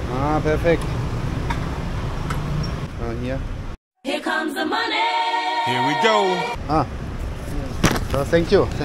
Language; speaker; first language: English; non-native, learner; German